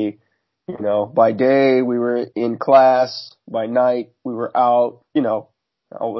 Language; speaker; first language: English; native; English